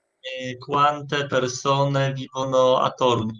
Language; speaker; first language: Italian; non-native, learner; Polish